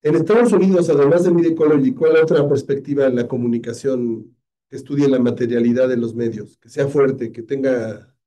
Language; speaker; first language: Spanish; native; Spanish